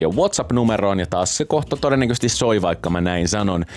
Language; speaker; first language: Finnish; native; Finnish